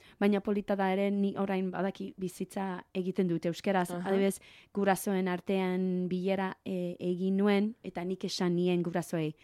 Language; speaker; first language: Basque; non-native, learner; English